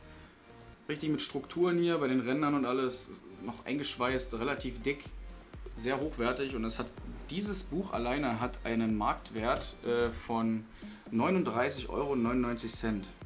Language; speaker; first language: German; native; German